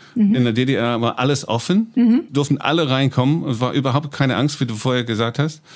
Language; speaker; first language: German; non-native, fluent; English